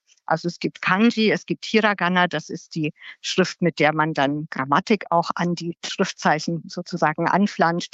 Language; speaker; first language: German; native; German